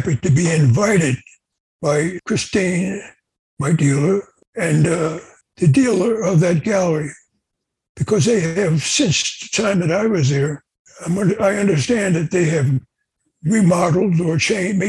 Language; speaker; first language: English; native; English